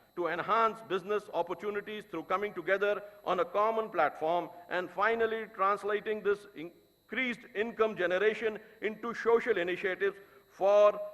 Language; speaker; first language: English; non-native, local second language; Urdu